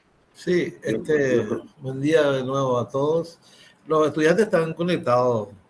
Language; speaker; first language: Spanish; native; Spanish